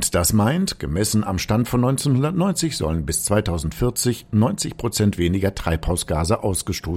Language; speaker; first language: German; native; German